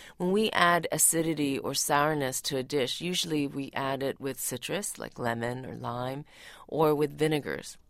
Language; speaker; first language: English; early bilingual, other home language; Tamil